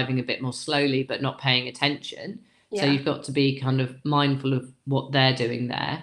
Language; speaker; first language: English; native; English